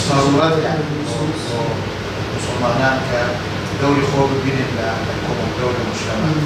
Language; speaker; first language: Arabic; non-native, learner; Kurdish